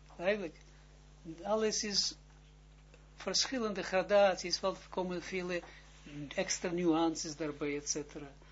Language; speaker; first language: Dutch; non-native, fluent; Hebrew